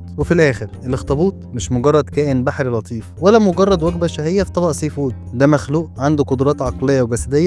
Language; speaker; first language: Arabic; native; Arabic